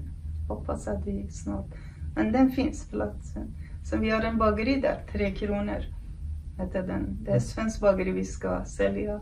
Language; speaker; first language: Swedish; non-native, fluent; Kurdish